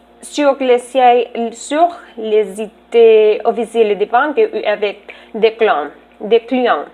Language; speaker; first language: French; non-native, learner; Spanish